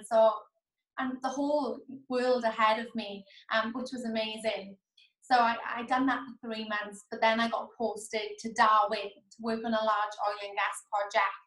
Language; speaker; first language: English; native; English